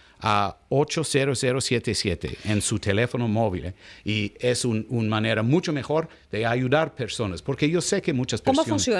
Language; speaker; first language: Spanish; non-native, learner; English